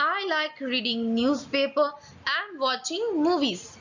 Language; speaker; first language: English; non-native, local second language; Gujarati